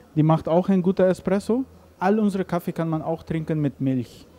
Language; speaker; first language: German; non-native, learner; Papiamento